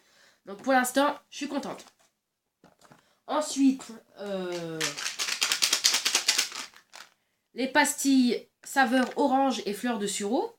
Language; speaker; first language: French; native; French